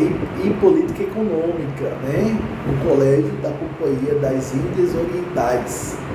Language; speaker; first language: Portuguese; native; Portuguese